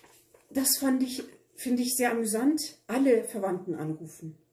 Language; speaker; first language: German; early bilingual, other home language; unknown